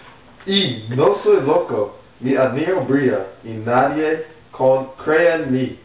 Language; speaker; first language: Spanish; non-native, learner; English